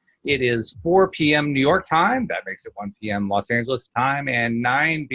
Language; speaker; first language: English; native; English